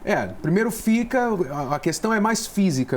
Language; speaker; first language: Portuguese; native; Portuguese